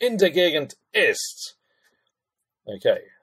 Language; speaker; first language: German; non-native, fluent; English